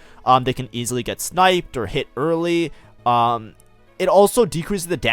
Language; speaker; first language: English; native; English